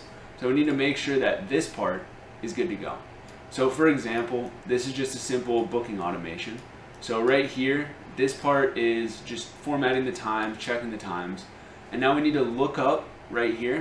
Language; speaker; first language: English; native; English